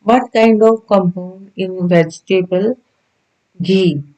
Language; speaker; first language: English; non-native, local second language; Punjabi